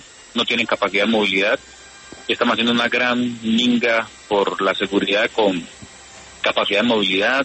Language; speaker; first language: Spanish; native; Spanish